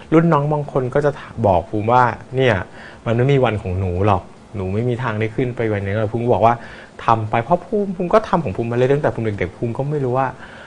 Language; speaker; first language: Thai; native; Thai